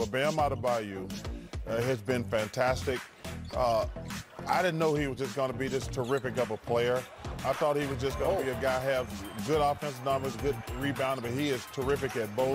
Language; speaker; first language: English; native; English